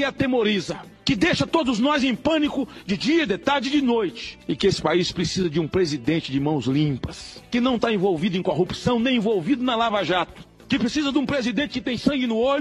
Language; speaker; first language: Portuguese; native; Portuguese